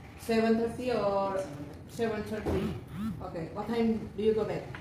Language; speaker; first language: English; non-native, learner; Indonesian